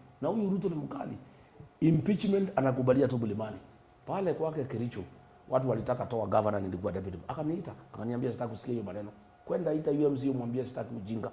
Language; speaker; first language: Swahili; non-native, local second language; Kikuyu